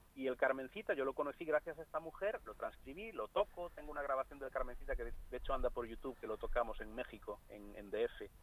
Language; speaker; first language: Spanish; non-native, local second language; Galician